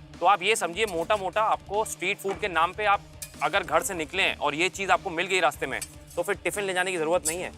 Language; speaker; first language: Hindi; native; Hindi